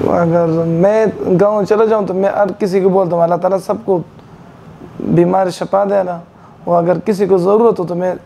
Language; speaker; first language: Hindi; non-native, learner; Persian